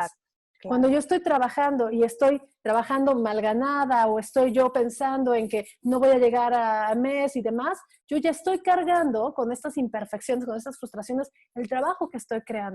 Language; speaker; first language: Spanish; native; Spanish